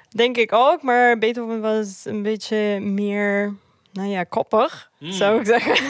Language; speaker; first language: Dutch; non-native, fluent; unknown